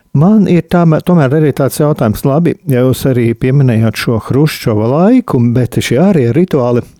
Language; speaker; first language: Latvian; native; Latvian